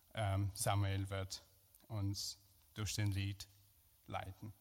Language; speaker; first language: German; non-native, fluent; Persian